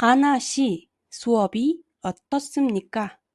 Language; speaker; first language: Korean; non-native, fluent; Mongolian